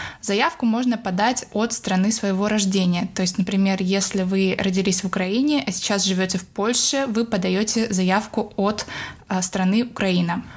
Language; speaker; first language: Russian; native; Russian